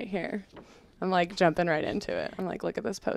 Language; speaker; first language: English; native; English